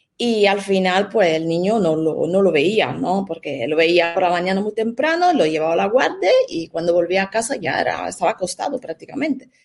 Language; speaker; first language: Spanish; non-native, fluent; Italian